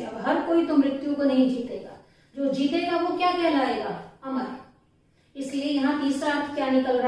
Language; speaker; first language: Hindi; native; Hindi